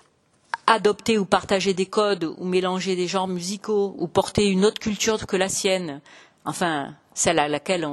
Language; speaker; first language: French; native; French